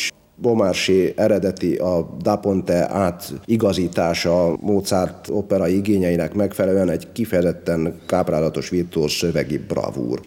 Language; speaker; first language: Hungarian; native; Hungarian